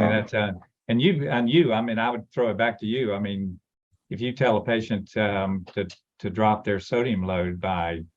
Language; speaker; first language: English; native; English